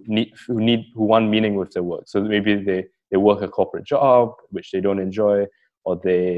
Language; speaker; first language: English; native; English